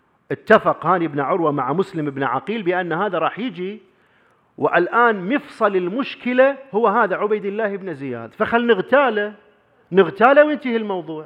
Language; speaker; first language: Arabic; native; Arabic